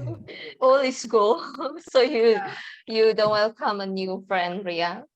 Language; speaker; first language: English; non-native, learner; Indonesian